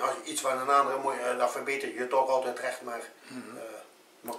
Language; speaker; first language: Dutch; native; Dutch